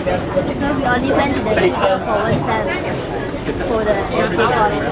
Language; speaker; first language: English; non-native, local second language; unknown